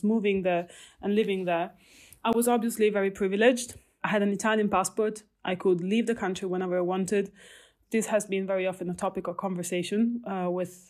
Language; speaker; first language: English; non-native, fluent; Italian